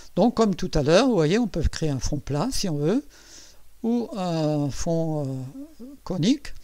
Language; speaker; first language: French; native; French